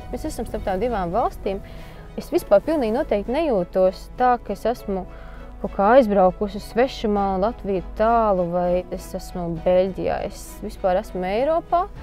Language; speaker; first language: Latvian; native; Latvian